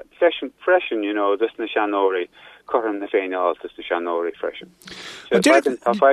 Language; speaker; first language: Irish; non-native, local second language; English